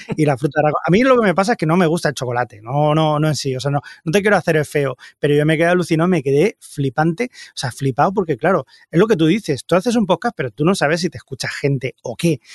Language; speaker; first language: Spanish; native; Spanish